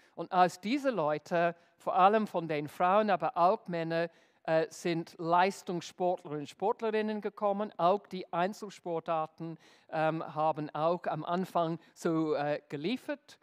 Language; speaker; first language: German; non-native, fluent; English